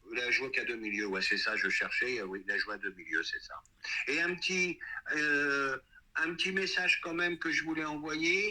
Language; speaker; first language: French; native; French